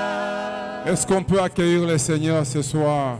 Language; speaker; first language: French; non-native, local second language; Lingala